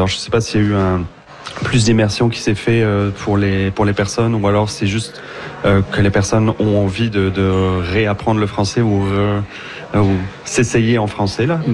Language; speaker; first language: French; native; French